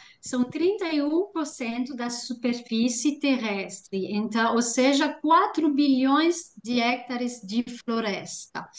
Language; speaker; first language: Portuguese; non-native, fluent; French